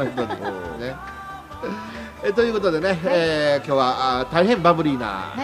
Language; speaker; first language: Japanese; native; Japanese